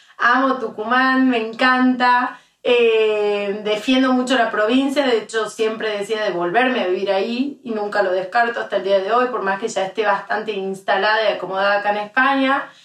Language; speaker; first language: Spanish; native; Spanish